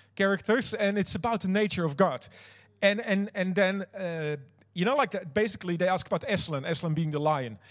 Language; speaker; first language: English; non-native, fluent; Dutch